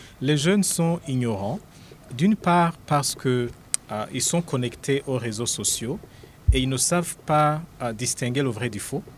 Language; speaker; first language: French; non-native, local second language; Rundi